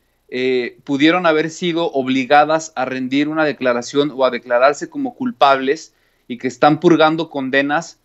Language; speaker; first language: Spanish; native; Spanish